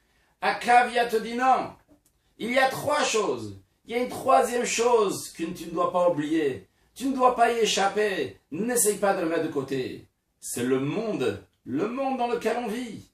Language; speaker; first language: French; native; French